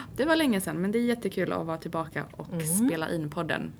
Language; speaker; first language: Swedish; native; Swedish